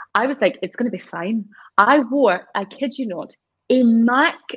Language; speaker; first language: English; native; English